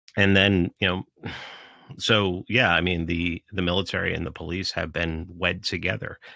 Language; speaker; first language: English; native; English